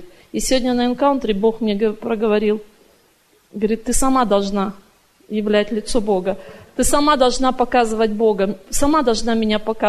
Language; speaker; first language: Russian; native; Russian